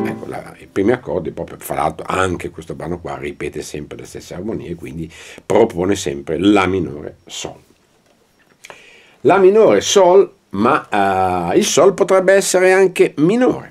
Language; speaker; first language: Italian; native; Italian